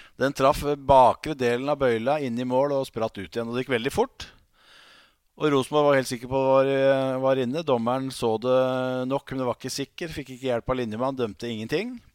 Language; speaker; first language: Norwegian; native; Norwegian